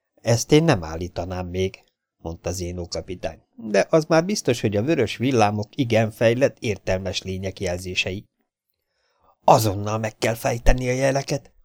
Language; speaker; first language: Hungarian; native; Hungarian